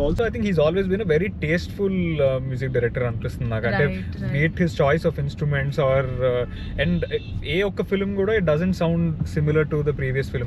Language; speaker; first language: Telugu; native; Telugu